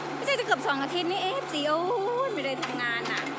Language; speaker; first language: Thai; native; Thai